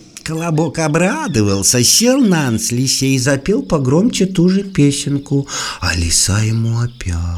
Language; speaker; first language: Russian; native; Russian